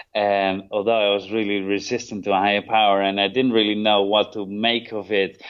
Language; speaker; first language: English; non-native, fluent; Dutch